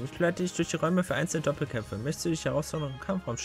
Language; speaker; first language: German; native; German